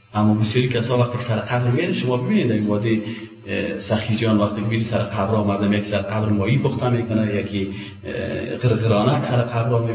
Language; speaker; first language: Persian; native; Persian